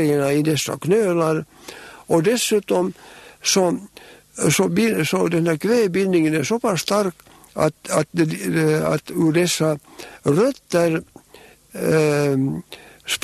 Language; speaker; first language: Swedish; native; Swedish